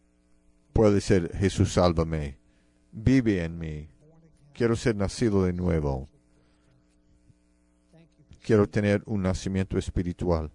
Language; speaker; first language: Spanish; non-native, fluent; English